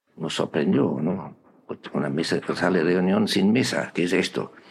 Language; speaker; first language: Spanish; non-native, fluent; German